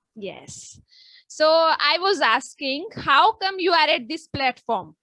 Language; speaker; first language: English; non-native, local second language; Hindi